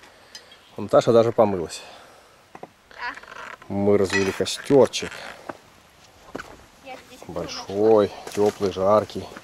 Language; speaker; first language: Russian; native; Russian